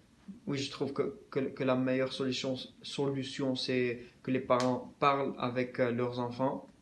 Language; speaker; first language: French; non-native, learner; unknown